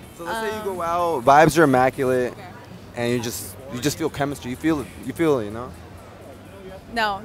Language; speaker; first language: English; early bilingual, other home language; Spanish